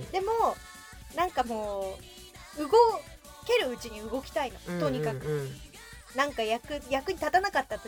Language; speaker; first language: Japanese; native; Japanese